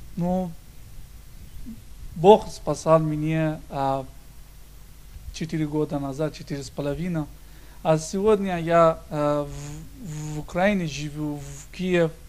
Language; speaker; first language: Russian; non-native, learner; Persian